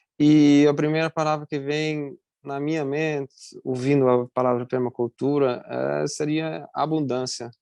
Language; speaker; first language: Portuguese; non-native, fluent; German